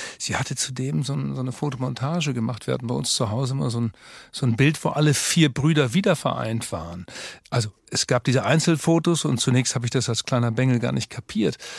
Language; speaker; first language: German; native; German